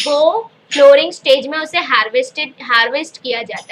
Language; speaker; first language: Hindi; native; Hindi